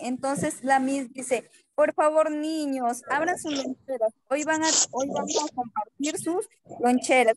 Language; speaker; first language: Spanish; native; Spanish